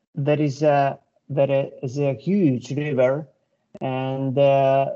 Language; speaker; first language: English; non-native, fluent; Lithuanian